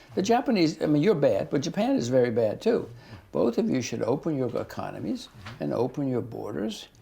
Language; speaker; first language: English; native; English